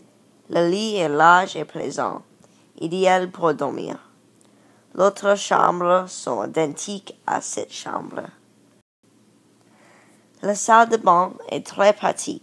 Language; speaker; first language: French; non-native, learner; English